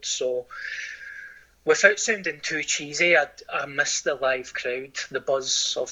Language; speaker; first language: English; native; English